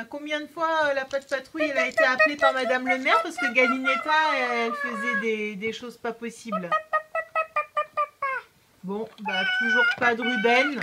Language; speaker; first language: French; native; French